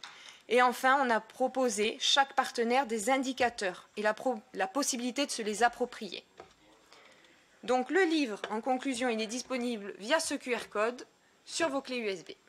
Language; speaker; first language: French; native; French